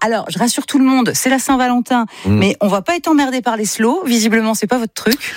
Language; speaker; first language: French; native; French